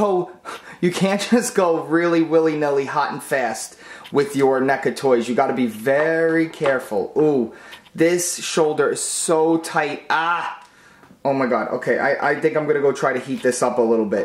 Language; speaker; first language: English; native; English